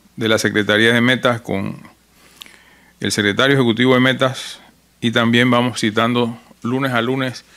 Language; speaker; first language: Spanish; native; Spanish